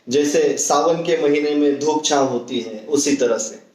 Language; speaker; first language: Hindi; non-native, local second language; Marathi